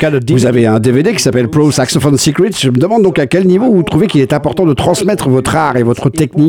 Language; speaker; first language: French; native; French